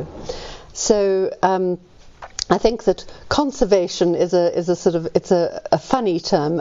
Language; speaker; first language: English; native; English